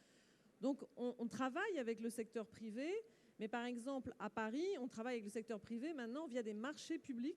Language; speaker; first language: French; native; French